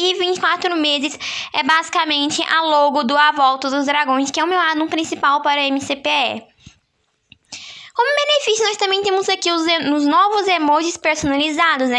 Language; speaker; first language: Portuguese; native; Portuguese